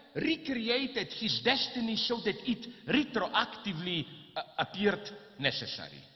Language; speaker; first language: English; non-native, fluent; Slovenian